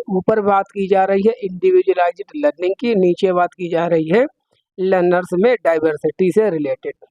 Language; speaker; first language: Hindi; native; Hindi